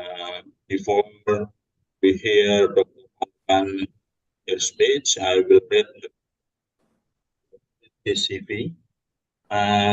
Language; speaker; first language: English; non-native, learner; Indonesian